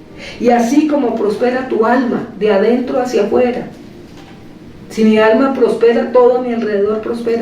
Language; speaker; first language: Spanish; native; Spanish